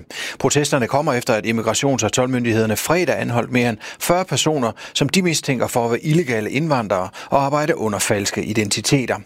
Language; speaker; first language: Danish; native; Danish